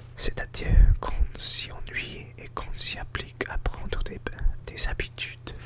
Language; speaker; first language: French; non-native, learner; English